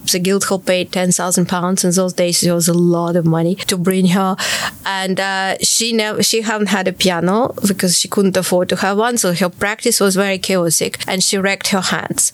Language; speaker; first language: English; non-native, fluent; Ukrainian